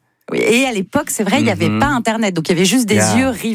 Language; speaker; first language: French; native; French